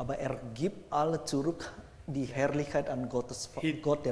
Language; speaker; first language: German; non-native, fluent; Indonesian